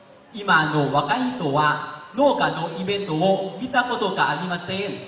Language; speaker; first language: Japanese; non-native, learner; Lao